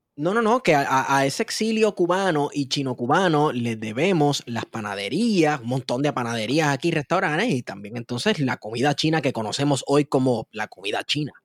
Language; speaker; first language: Spanish; native; Spanish